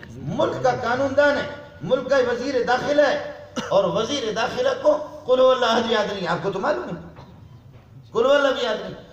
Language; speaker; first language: Urdu; non-native, local second language; Brahui